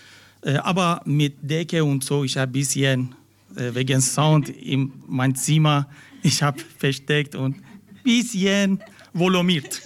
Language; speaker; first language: German; non-native, learner; Persian